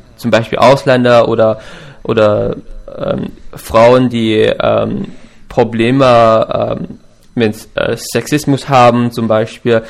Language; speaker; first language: German; non-native, fluent; Chinese